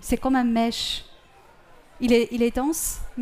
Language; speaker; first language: French; non-native, fluent; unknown